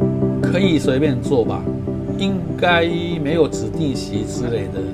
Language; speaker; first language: Chinese; non-native, fluent; Japanese